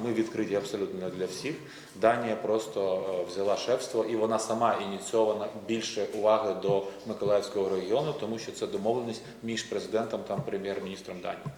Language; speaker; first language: Ukrainian; native; Ukrainian